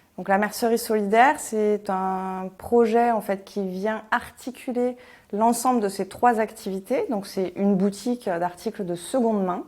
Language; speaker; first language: French; native; French